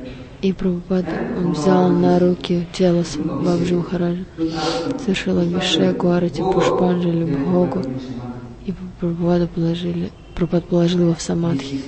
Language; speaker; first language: Russian; non-native, learner; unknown